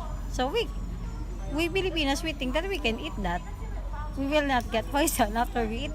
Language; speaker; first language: English; non-native, learner; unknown